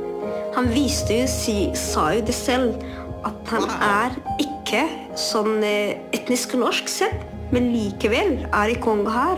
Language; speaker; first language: Norwegian; non-native, fluent; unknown